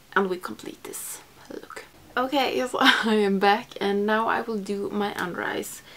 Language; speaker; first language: English; non-native, fluent; Swedish